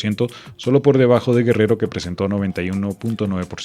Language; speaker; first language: Spanish; native; Spanish